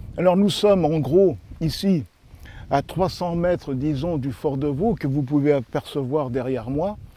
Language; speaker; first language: French; native; French